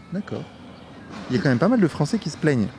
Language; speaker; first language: French; native; French